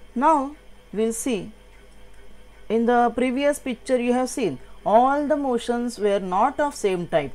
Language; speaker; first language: English; non-native, local second language; Marathi